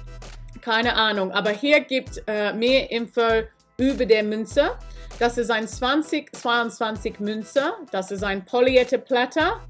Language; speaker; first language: German; non-native, learner; English